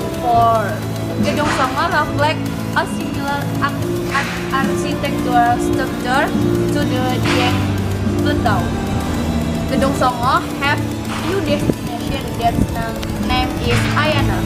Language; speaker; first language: English; non-native, learner; Indonesian